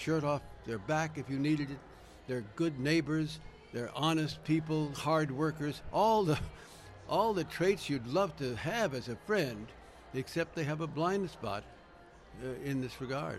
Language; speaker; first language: English; native; English